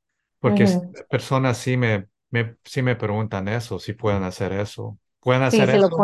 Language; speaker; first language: Spanish; early bilingual, heritage; English